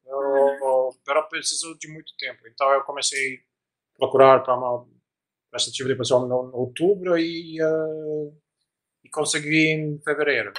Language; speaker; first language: Portuguese; non-native, fluent; Albanian